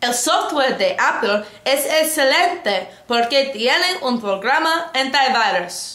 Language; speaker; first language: Spanish; non-native, learner; English